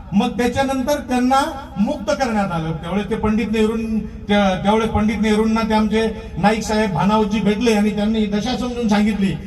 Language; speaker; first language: Marathi; non-native, local second language; Lambadi